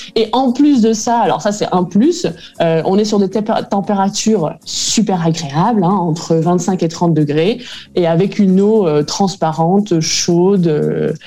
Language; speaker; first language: French; native; French